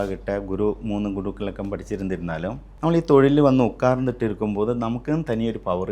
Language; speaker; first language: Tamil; non-native, local second language; Malayalam